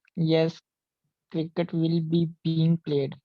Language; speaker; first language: English; non-native, learner; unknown